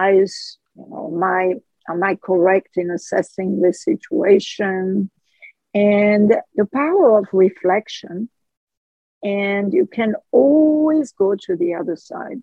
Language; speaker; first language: English; non-native, fluent; French